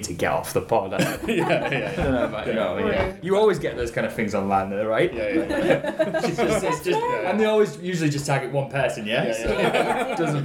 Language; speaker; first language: English; native; English